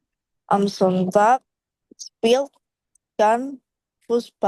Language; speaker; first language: German; non-native, learner; Indonesian